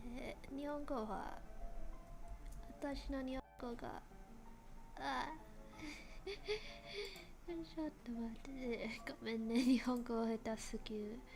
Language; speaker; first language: Japanese; non-native, learner; English